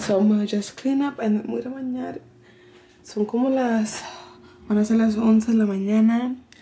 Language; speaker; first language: Spanish; early bilingual, heritage; Spanish